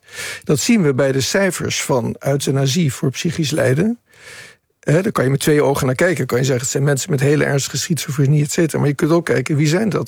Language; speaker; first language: Dutch; native; Dutch